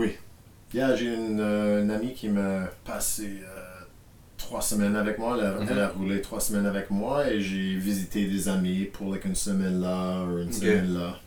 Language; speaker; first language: French; non-native, fluent; English